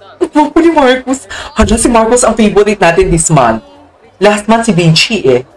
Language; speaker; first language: Filipino; native; Filipino